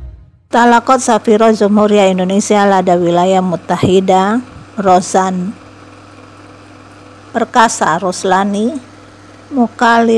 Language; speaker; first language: Arabic; non-native, fluent; Indonesian